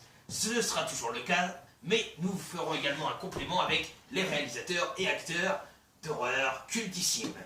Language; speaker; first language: French; native; French